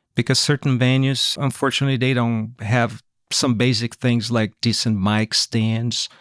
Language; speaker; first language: English; non-native, fluent; Portuguese